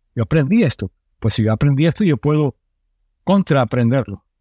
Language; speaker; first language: Spanish; early bilingual, heritage; Spanish